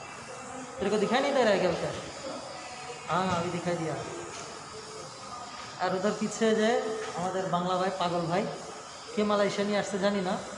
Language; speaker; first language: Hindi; non-native, learner; Bangla